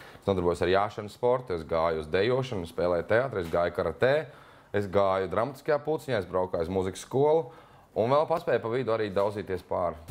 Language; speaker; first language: Latvian; native; Latvian